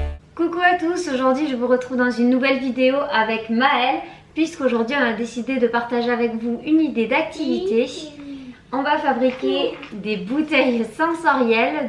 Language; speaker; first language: French; native; French